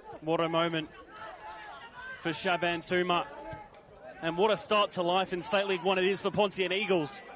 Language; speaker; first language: English; native; English